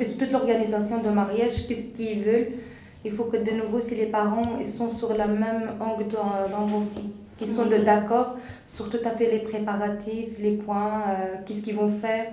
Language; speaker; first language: French; non-native, local second language; Arabic